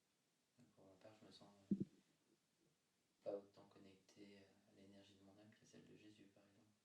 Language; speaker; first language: French; native; French